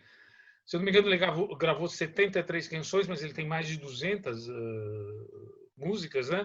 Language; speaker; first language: Portuguese; native; Portuguese